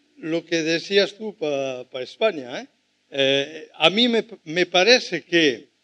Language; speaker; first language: Spanish; non-native, fluent; French